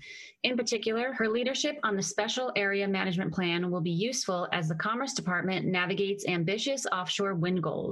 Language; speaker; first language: English; native; English